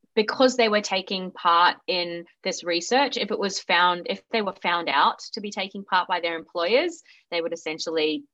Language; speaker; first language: English; native; English